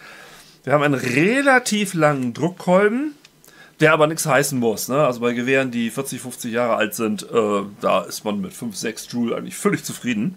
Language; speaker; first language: German; native; German